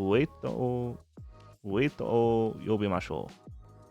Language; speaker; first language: Japanese; non-native, learner; English